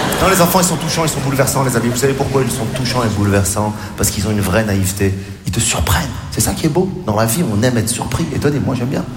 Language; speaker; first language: French; native; French